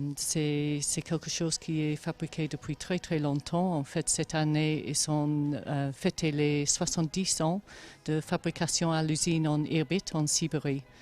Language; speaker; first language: French; non-native, fluent; English